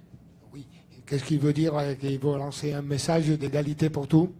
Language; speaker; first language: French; non-native, learner; Italian